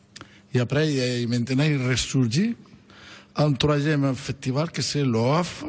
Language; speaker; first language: French; non-native, fluent; Spanish